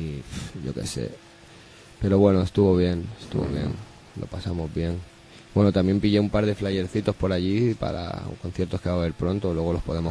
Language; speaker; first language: Spanish; native; Spanish